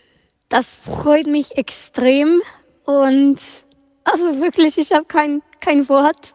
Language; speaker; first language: German; non-native, fluent; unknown